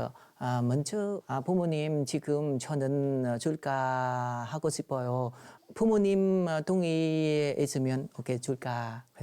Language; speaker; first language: Korean; non-native, learner; Vietnamese